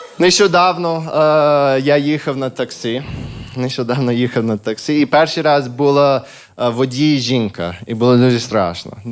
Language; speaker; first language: Ukrainian; non-native, fluent; English